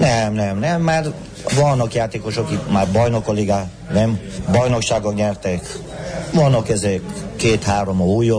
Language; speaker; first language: Hungarian; non-native, learner; Romanian